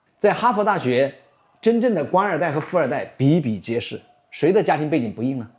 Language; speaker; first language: Chinese; native; Chinese